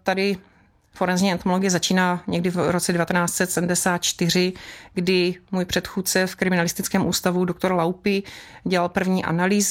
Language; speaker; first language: Czech; native; Czech